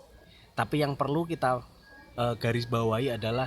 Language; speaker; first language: Indonesian; native; Indonesian